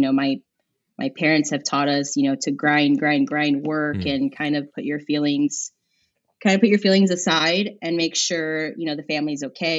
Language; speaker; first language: English; native; English